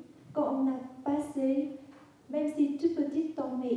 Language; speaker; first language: French; non-native, fluent; Vietnamese